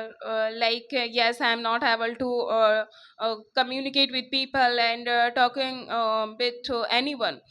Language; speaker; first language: English; non-native, local second language; Hindi